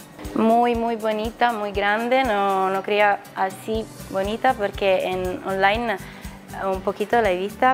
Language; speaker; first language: Spanish; non-native, learner; Italian